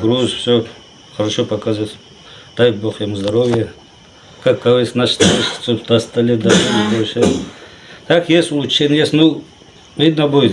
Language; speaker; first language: Russian; non-native, local second language; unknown